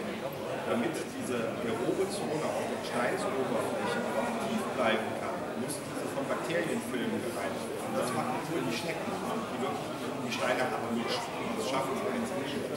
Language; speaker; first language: German; native; German